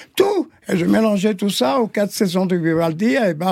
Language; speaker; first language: French; non-native, fluent; Spanish